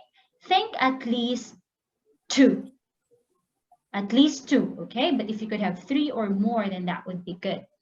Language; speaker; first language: English; non-native, local second language; Filipino